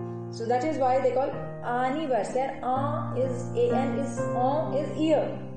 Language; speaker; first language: English; non-native, local second language; Punjabi